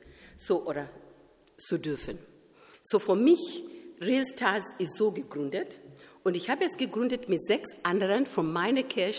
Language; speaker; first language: German; non-native, fluent; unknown